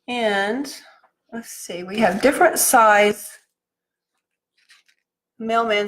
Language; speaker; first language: English; native; English